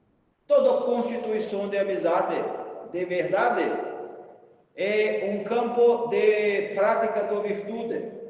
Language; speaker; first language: Portuguese; non-native, fluent; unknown